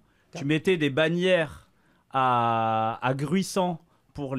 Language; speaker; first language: French; native; French